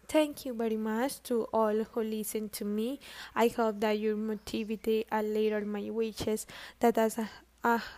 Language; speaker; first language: English; non-native, learner; Spanish